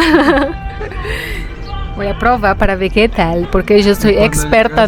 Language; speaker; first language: Spanish; non-native, fluent; Portuguese